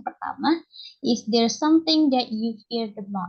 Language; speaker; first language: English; non-native, learner; Indonesian